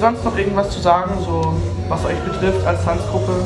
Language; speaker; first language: German; native; German